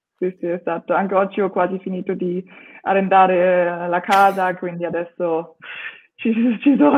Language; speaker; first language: Italian; non-native, fluent; German